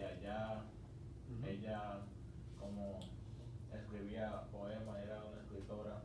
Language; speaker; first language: Spanish; early bilingual, other home language; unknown